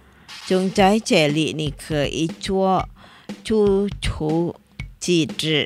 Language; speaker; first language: Chinese; non-native, learner; Indonesian